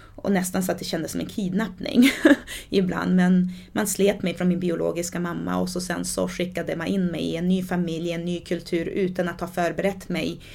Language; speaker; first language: Swedish; native; Swedish